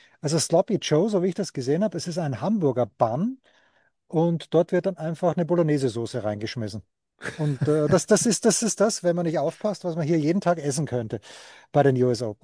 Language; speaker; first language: German; native; German